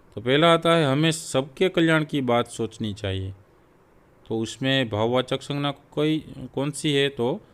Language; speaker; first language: Hindi; non-native, local second language; Gujarati